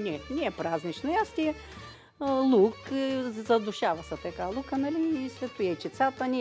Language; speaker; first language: Bulgarian; native; Bulgarian